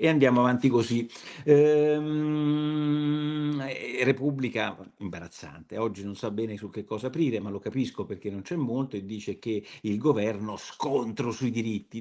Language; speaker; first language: Italian; native; Italian